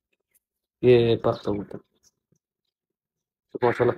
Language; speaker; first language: Hindi; non-native, learner; Arabic